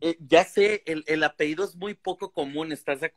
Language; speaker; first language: Spanish; native; Spanish